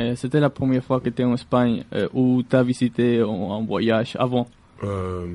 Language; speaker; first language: French; non-native, learner; Galician